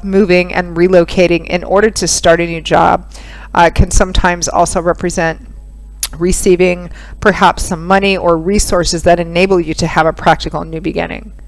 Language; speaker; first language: English; native; English